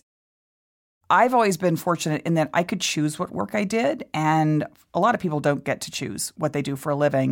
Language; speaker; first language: English; native; English